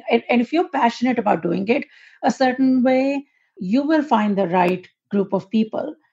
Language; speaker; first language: English; non-native, local second language; Urdu